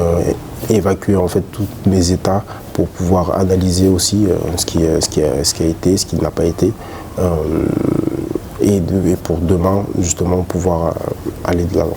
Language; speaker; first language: French; early bilingual, other home language; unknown